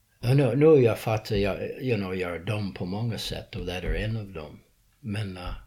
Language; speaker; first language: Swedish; non-native, learner; English